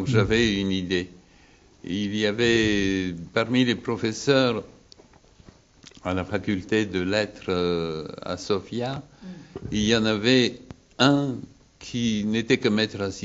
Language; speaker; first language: French; non-native, fluent; Bulgarian